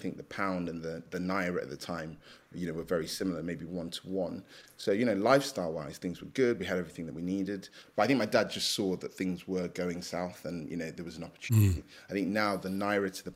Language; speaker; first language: English; native; English